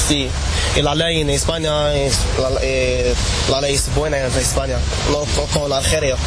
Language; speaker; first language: Spanish; non-native, learner; Arabic